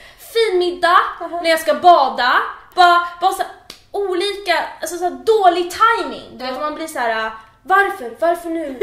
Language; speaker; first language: Swedish; early bilingual, other home language; Persian